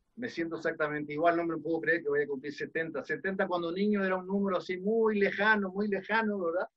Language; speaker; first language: Spanish; early bilingual, other home language; Dutch